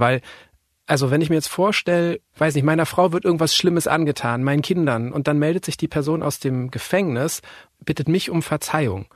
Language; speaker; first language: German; native; German